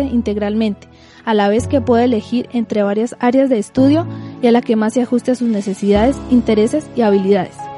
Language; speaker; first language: Spanish; native; Spanish